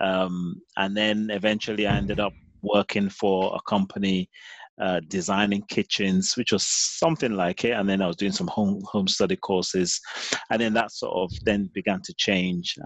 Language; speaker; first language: English; native; English